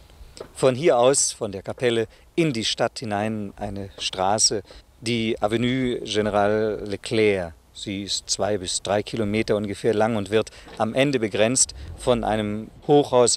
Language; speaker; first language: German; native; German